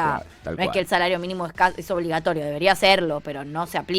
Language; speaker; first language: Spanish; native; Spanish